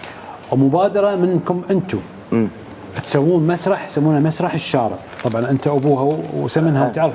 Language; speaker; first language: Arabic; native; Arabic